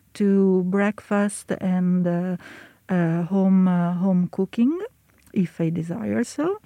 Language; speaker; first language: English; non-native, fluent; Italian